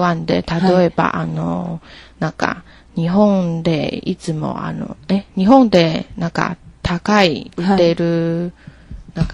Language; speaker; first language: Japanese; non-native, learner; Chinese